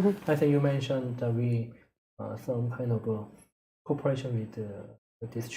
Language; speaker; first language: English; non-native, learner; Korean